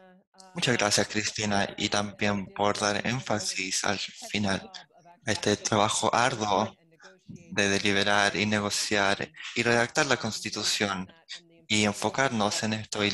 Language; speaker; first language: Spanish; non-native, fluent; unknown